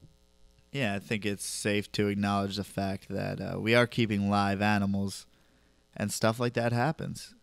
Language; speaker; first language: English; native; English